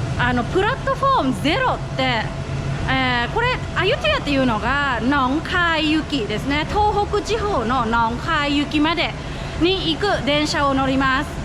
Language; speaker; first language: Japanese; non-native, fluent; Thai